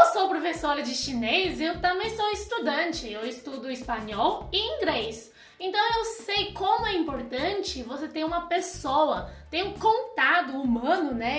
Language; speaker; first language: Portuguese; non-native, fluent; Chinese